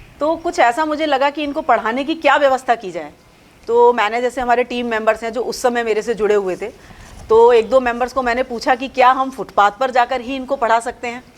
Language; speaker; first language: Hindi; native; Hindi